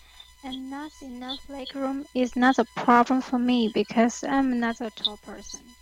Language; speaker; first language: English; non-native, learner; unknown